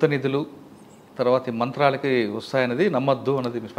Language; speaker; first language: Telugu; native; Telugu